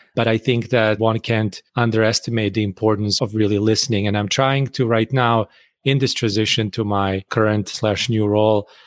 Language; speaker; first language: English; non-native, fluent; Bosnian